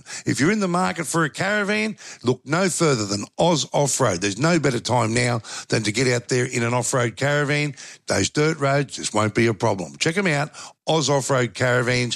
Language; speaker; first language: English; native; English